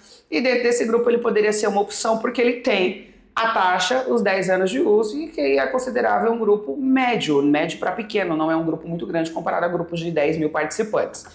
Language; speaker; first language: Portuguese; native; Portuguese